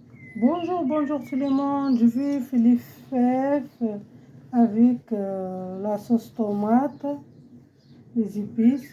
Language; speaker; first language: French; non-native, learner; Arabic